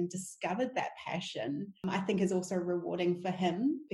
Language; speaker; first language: English; native; English